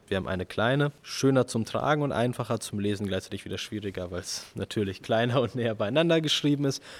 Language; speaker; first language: German; early bilingual, other home language; Russian